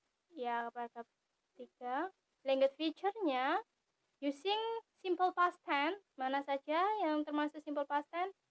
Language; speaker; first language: Indonesian; native; Indonesian